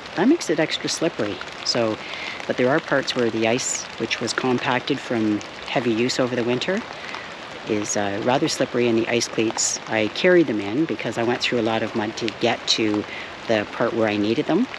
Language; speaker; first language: English; native; English